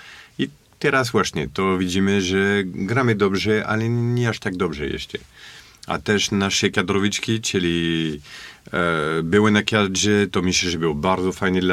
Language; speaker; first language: Polish; non-native, fluent; French